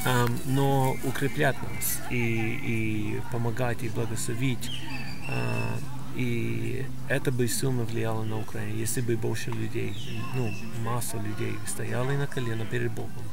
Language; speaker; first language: Russian; non-native, fluent; English